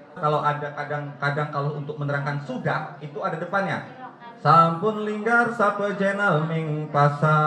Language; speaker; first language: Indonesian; non-native, local second language; Javanese